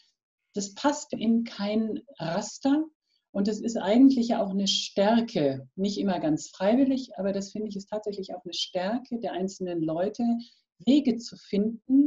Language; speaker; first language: German; native; German